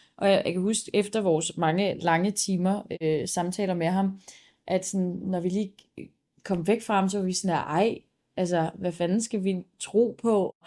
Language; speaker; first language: Danish; native; Danish